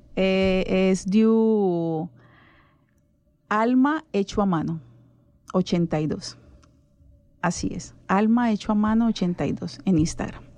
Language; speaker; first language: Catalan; non-native, learner; Spanish